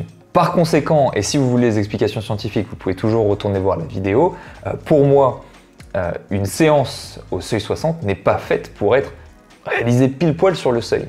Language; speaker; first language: French; native; French